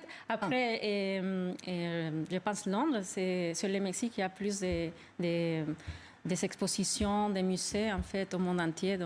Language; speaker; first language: French; non-native, fluent; Spanish